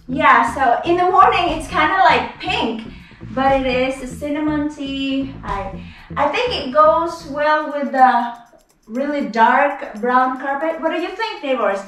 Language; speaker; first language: English; non-native, local second language; Cebuano